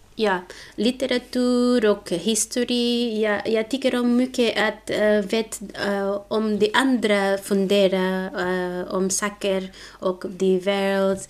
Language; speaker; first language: Swedish; non-native, learner; Portuguese